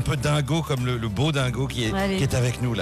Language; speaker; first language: French; native; French